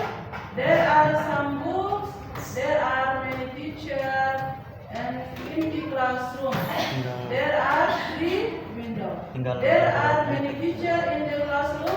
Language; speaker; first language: English; non-native, learner; Indonesian